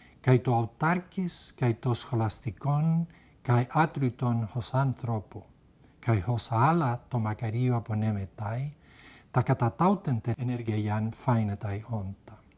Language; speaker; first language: Greek; non-native, fluent; Spanish